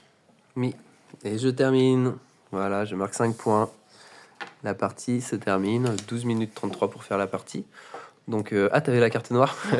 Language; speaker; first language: French; native; French